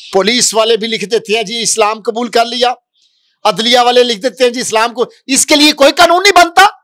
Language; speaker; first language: Urdu; non-native, local second language; Punjabi